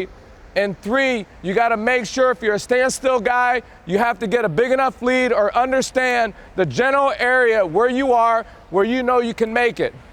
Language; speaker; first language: English; native; English